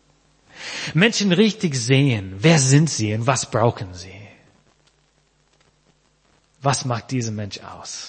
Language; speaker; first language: German; non-native, fluent; English